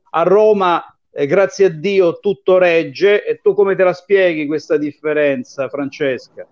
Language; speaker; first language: Italian; native; Italian